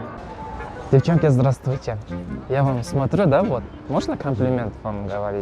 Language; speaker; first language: Russian; non-native, local second language; Kazakh